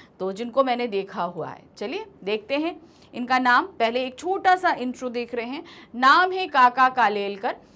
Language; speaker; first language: Hindi; native; Hindi